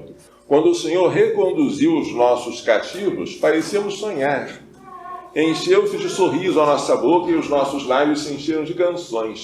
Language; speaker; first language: Portuguese; native; Portuguese